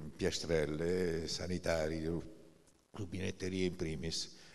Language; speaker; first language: Italian; native; Italian